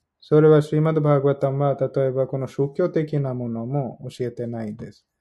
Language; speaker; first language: Japanese; non-native, learner; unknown